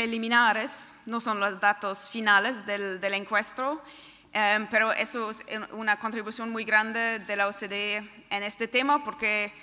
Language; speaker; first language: Spanish; non-native, fluent; German